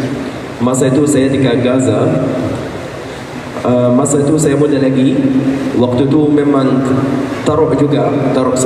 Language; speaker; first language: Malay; non-native, fluent; Arabic